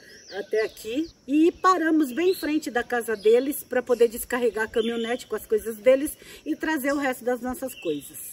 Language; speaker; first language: Portuguese; native; Portuguese